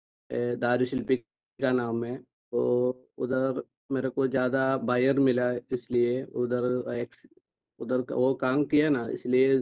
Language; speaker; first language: Hindi; non-native, local second language; Malayalam